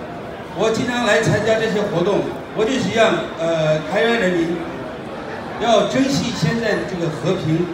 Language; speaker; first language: Chinese; non-native, local second language; Uyghur